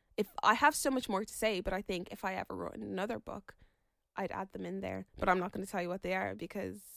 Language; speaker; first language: English; native; English